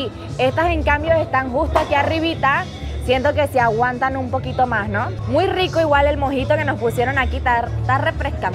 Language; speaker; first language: Spanish; native; Spanish